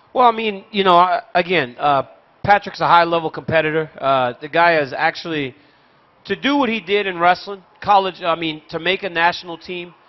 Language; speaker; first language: English; native; English